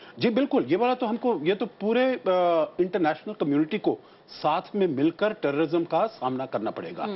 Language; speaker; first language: Hindi; native; Hindi